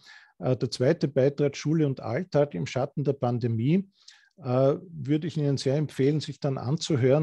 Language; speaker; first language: German; native; German